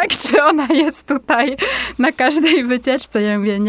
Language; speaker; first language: Polish; native; Polish